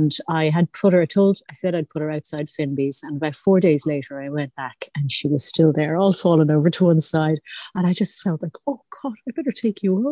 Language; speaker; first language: English; native; English